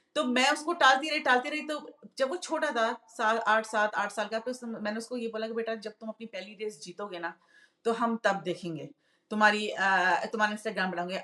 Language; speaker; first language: Urdu; native; Urdu